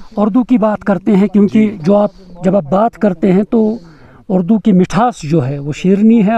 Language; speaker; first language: Urdu; non-native, local second language; Kashmiri